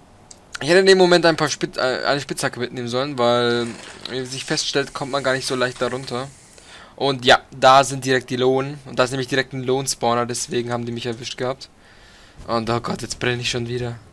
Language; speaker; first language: German; native; German